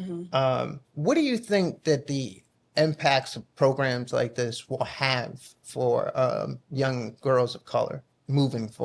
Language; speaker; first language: English; native; English